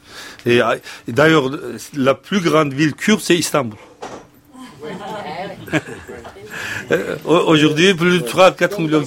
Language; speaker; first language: French; non-native, fluent; Kurdish